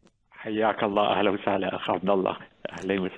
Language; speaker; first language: Arabic; native; Arabic